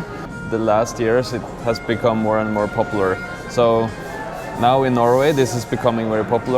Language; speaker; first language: English; non-native, fluent; Norwegian